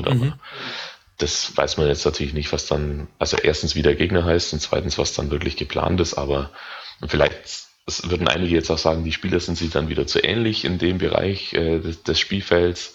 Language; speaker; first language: German; native; German